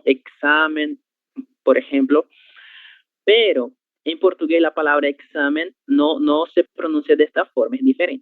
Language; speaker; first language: Spanish; non-native, learner; Portuguese